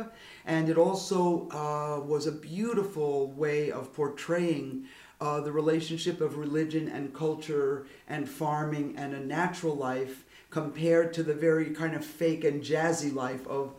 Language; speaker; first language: English; native; English